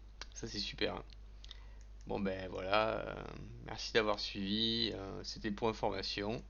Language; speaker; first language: French; native; French